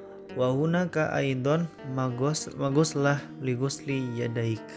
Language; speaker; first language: Arabic; non-native, learner; Indonesian